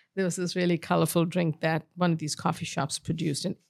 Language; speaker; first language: English; native; English